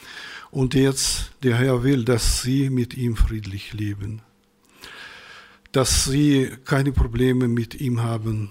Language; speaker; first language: German; non-native, fluent; Russian